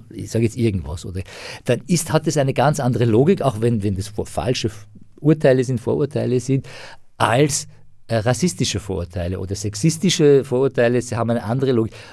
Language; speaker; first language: German; non-native, fluent; Persian